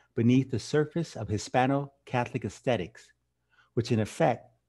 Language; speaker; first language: English; native; English